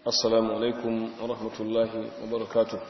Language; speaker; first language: Arabic; non-native, fluent; Hausa